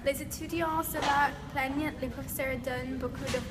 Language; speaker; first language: French; non-native, learner; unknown